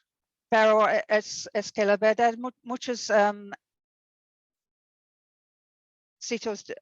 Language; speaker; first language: Spanish; non-native, fluent; English